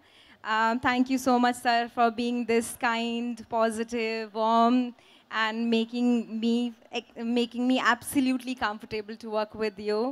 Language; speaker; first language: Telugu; non-native, fluent; Hindi